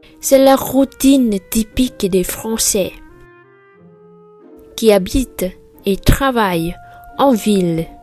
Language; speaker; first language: French; non-native, fluent; Vietnamese